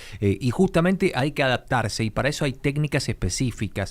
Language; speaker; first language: Spanish; native; Spanish